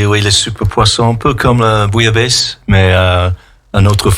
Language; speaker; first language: French; non-native, fluent; English